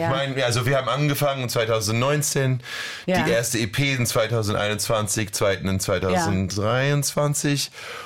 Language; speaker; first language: German; non-native, fluent; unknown